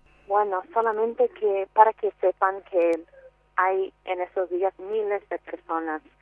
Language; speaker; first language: Spanish; non-native, fluent; English